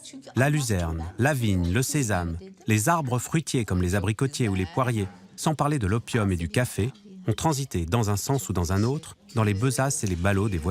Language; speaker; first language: French; native; French